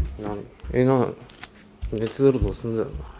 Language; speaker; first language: Japanese; native; Japanese